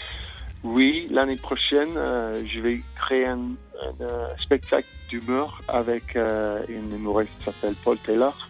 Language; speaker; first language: French; non-native, fluent; English